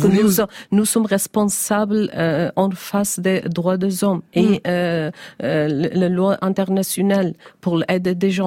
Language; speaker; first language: French; non-native, learner; Persian